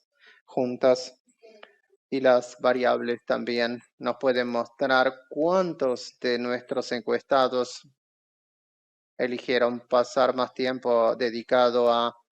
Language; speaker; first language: Spanish; non-native, fluent; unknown